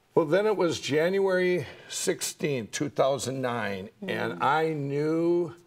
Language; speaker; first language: English; native; English